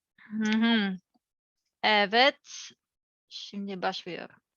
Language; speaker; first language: Turkish; non-native, learner; Serbian